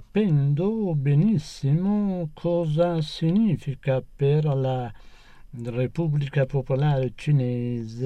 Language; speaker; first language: Italian; non-native, fluent; Persian